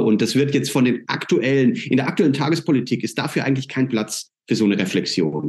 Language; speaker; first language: German; native; German